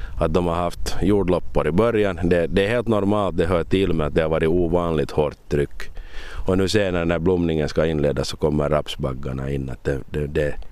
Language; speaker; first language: Swedish; native; Swedish